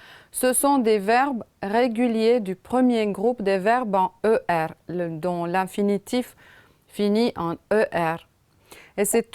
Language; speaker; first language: French; non-native, fluent; Romanian